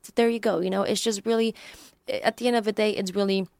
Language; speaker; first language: English; non-native, fluent; Polish